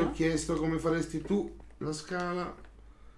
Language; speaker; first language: Italian; native; Italian